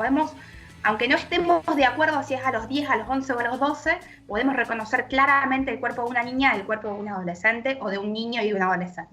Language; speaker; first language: Spanish; native; Spanish